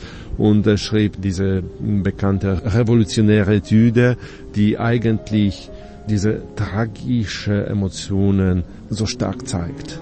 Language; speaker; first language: German; non-native, fluent; Polish